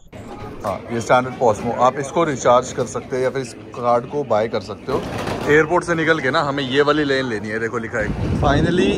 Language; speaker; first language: Hindi; native; Hindi